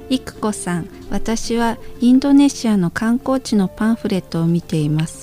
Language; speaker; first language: Japanese; non-native, learner; Indonesian